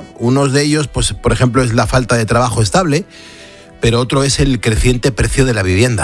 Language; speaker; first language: Spanish; native; Spanish